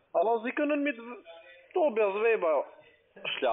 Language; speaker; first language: German; non-native, learner; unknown